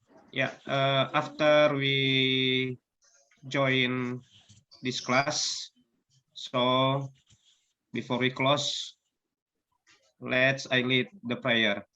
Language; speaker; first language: English; non-native, learner; Indonesian